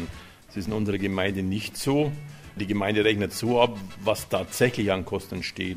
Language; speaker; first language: German; native; German